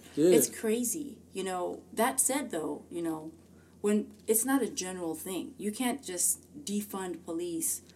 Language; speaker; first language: English; early bilingual, other home language; Amharic